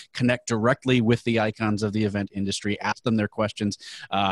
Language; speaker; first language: English; native; English